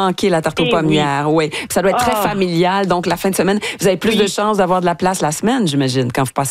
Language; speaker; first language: French; native; French